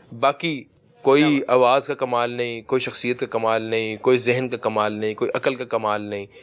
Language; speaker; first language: Urdu; early bilingual, heritage; Urdu